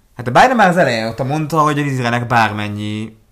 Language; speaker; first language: Hungarian; early bilingual, other home language; Hebrew